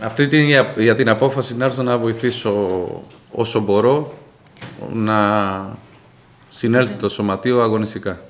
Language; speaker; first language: Greek; non-native, fluent; Spanish